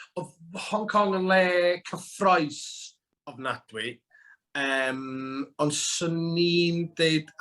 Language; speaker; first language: Welsh; native; Welsh